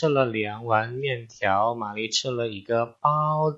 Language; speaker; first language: Chinese; non-native, fluent; Indonesian